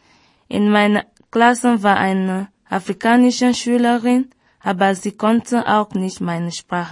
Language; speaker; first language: German; early bilingual, other home language; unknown